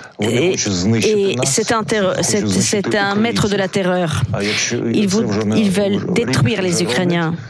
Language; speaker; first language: French; non-native, fluent; Ukrainian